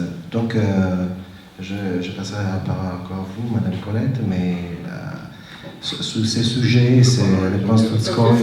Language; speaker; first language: French; non-native, fluent; Italian